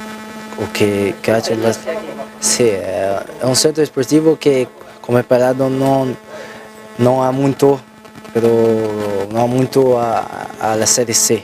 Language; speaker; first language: Italian; non-native, learner; Portuguese